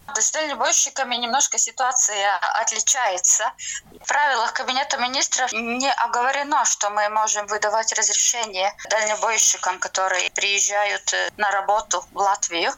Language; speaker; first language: Russian; non-native, local second language; Latvian